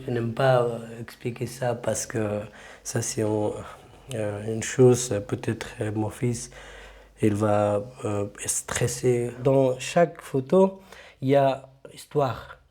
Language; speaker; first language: French; non-native, learner; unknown